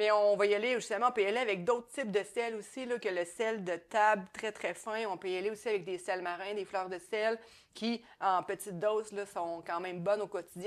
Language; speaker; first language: French; native; French